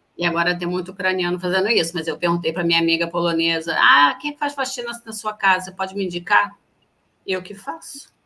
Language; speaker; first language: Portuguese; native; Portuguese